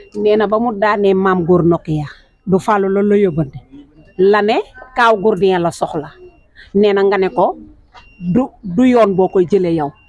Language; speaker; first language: Wolof; native; Wolof